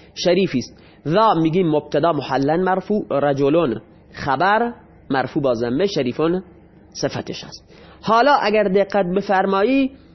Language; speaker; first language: Persian; non-native, local second language; Baluchi